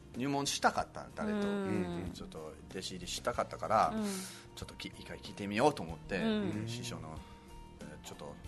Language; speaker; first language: Japanese; non-native, fluent; English